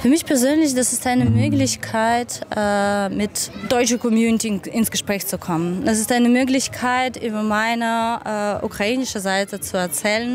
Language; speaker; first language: German; non-native, fluent; Ukrainian